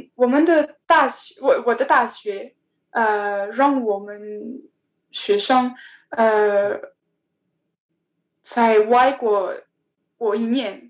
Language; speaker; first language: Chinese; non-native, learner; French